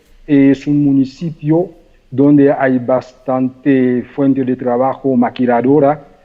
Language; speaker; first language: Spanish; non-native, fluent; Haitian Creole